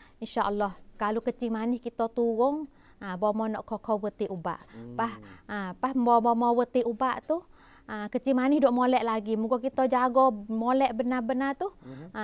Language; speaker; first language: Malay; native; Malay